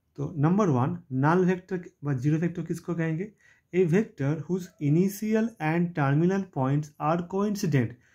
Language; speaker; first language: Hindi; non-native, local second language; Bangla